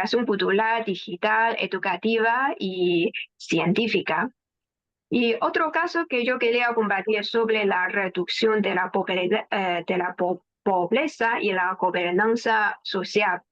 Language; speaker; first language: Spanish; non-native, fluent; Chinese